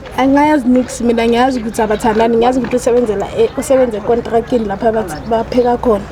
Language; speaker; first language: Zulu; native; Zulu